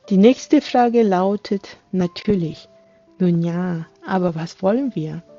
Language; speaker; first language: German; non-native, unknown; Korean